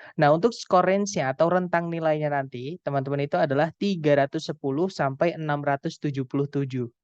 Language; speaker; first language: Indonesian; non-native, local second language; Javanese